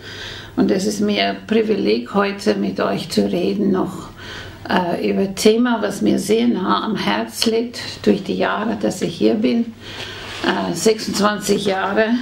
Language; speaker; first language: German; non-native, fluent; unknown